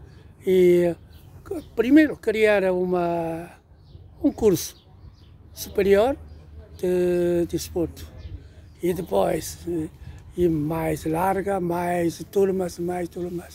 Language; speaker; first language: Portuguese; non-native, learner; Chinese